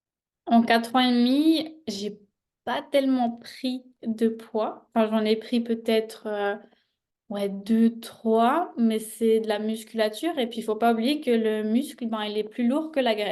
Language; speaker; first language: French; native; French